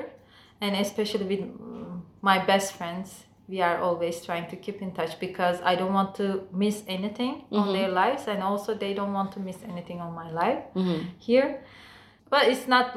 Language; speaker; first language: English; non-native, fluent; Turkish